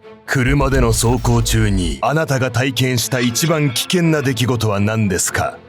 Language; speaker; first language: Japanese; native; Japanese